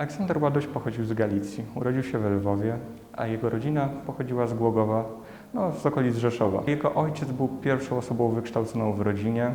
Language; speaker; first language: Polish; native; Polish